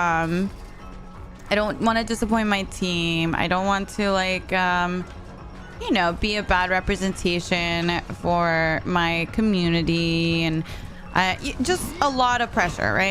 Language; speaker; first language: English; early bilingual, heritage; Spanish